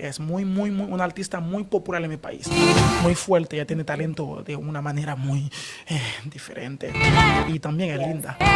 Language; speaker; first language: Spanish; non-native, learner; Haitian Creole